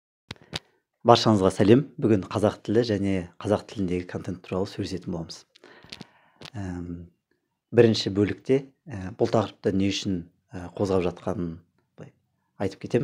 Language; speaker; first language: Kazakh; native; Kazakh